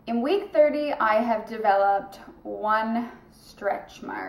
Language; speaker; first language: English; native; English